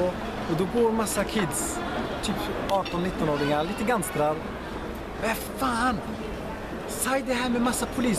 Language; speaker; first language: Swedish; early bilingual, other home language; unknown